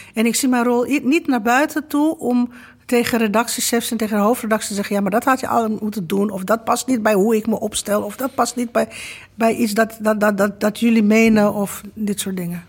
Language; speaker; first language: Dutch; non-native, fluent; Romanian